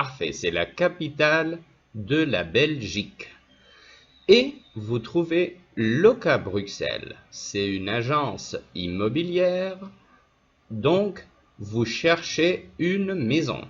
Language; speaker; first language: French; non-native, fluent; Spanish